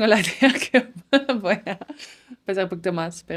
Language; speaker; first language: Spanish; non-native, fluent; Dutch